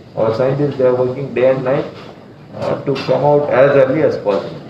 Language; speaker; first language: English; non-native, local second language; Kannada